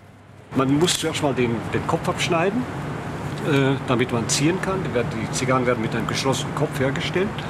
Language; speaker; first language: German; native; German